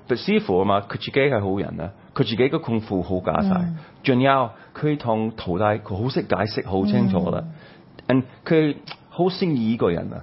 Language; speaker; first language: Cantonese; non-native, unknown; English